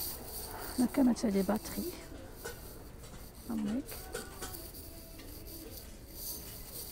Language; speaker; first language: French; non-native, local second language; Arabic